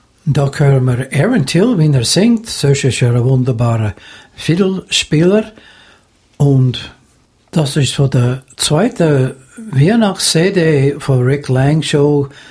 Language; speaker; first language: German; native; German